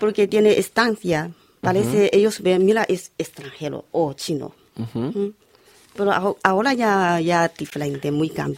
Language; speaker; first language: Spanish; non-native, learner; Chinese